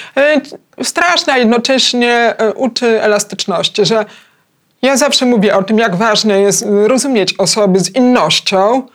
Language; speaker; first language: Polish; early bilingual, heritage; Polish